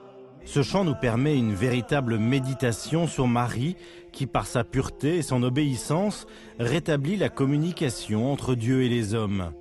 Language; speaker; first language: French; native; French